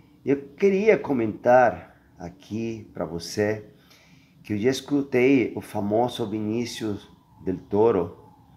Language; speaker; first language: Portuguese; non-native, fluent; Spanish